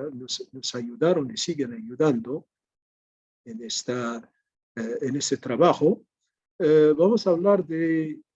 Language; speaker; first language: Spanish; non-native, fluent; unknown